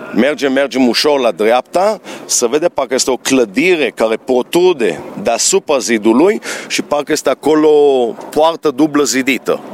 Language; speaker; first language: Romanian; early bilingual, heritage; Romanian